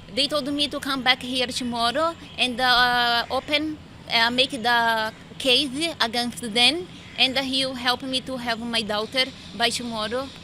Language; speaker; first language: English; non-native, learner; Portuguese